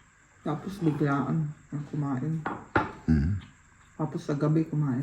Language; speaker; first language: Filipino; non-native, learner; German